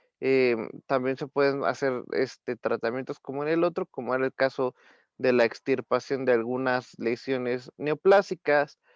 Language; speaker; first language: Spanish; native; Spanish